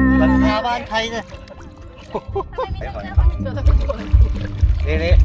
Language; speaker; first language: Thai; native; Thai